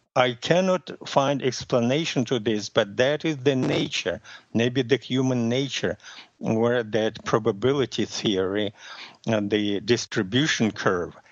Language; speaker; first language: English; non-native, fluent; Russian